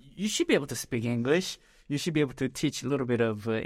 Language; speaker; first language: English; non-native, fluent; Korean